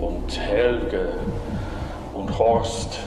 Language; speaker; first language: German; non-native, fluent; English